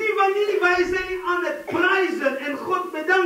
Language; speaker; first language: Dutch; non-native, fluent; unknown